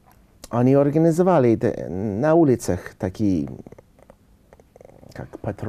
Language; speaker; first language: Russian; non-native, learner; English